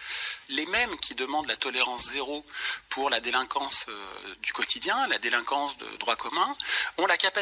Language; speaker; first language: French; native; French